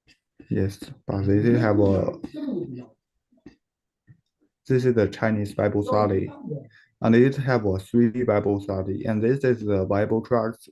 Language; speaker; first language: English; non-native, learner; Chinese